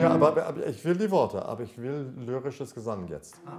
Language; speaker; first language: German; non-native, fluent; English